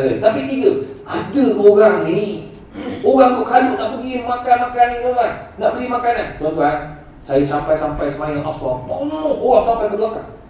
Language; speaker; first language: Malay; native; Malay